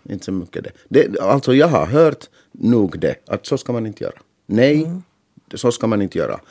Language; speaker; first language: Swedish; non-native, local second language; Finnish